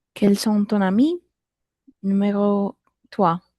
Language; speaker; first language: French; non-native, learner; Spanish